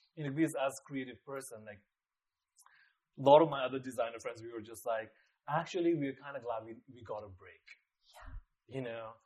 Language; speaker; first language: English; non-native, local second language; Nepali